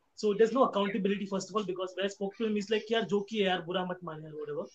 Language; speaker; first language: English; non-native, local second language; Hindi